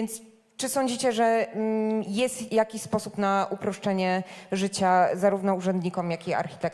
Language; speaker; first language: Polish; native; Polish